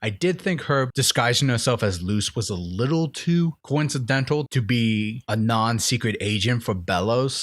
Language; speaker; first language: English; native; English